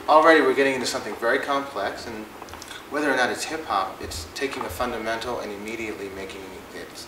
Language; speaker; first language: English; native; English